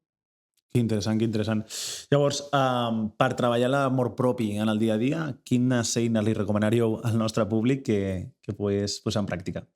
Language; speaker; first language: Catalan; native; Catalan